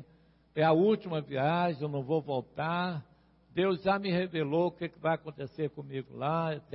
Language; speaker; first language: Portuguese; native; Portuguese